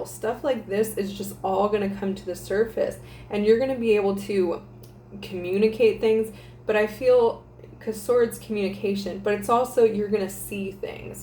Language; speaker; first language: English; native; English